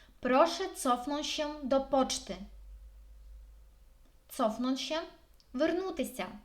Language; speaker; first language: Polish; non-native, fluent; Ukrainian